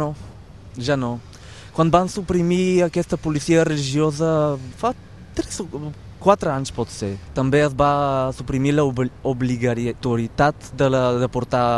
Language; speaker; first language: Catalan; non-native, fluent; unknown